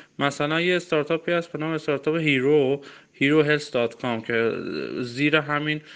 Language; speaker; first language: Persian; non-native, local second language; Armenian